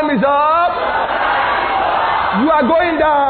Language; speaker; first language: English; non-native, local second language; Yoruba